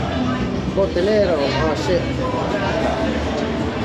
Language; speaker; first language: Spanish; non-native, learner; English